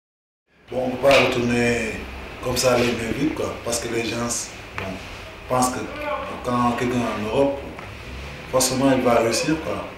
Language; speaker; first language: French; non-native, local second language; Wolof